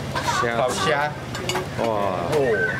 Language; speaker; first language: Chinese; native; Chinese